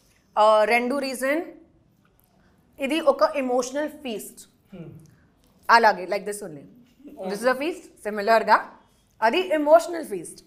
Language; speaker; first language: Telugu; non-native, learner; Hindi